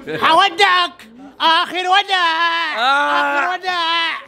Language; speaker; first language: Arabic; native; Arabic